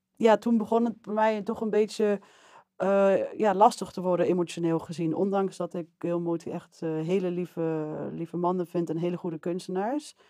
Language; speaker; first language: Dutch; early bilingual, other home language; Arabic